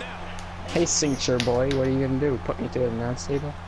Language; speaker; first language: English; native; English